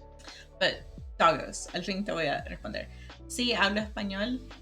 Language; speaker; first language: Spanish; early bilingual, other home language; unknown